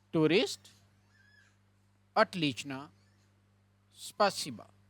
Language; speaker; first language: Russian; non-native, learner; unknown